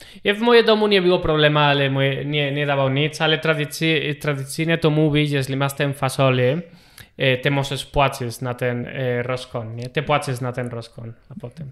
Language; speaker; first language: Polish; non-native, learner; Spanish